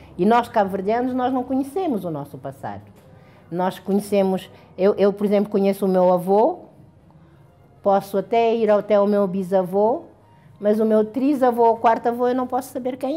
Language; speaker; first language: Portuguese; non-native, local second language; Kabuverdianu